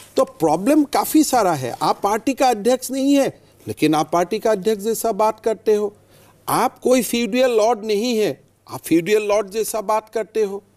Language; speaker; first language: Hindi; non-native, local second language; Assamese